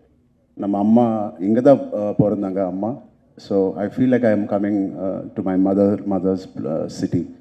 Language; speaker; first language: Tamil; non-native, local second language; Telugu